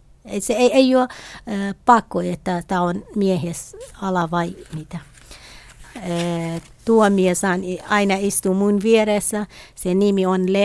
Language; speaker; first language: Finnish; non-native, learner; Kurdish